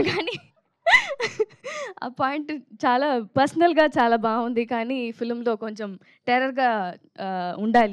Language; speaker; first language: Telugu; non-native, local second language; Tamil